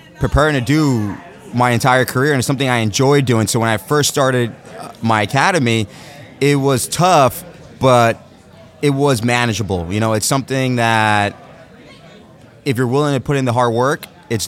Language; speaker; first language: English; native; English